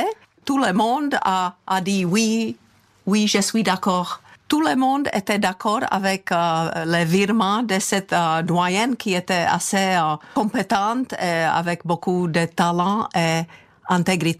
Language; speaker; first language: French; non-native, fluent; Czech